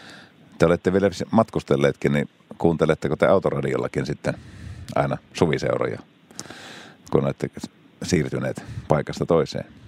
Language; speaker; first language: Finnish; native; Finnish